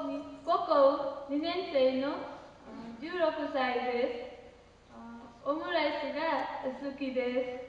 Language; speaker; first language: Japanese; non-native, learner; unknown